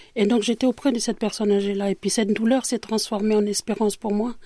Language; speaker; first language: French; native; French